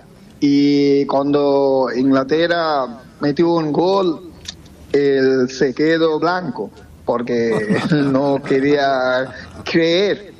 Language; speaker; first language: Spanish; non-native, fluent; Bangla